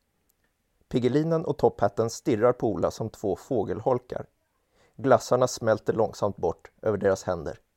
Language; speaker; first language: Swedish; native; Swedish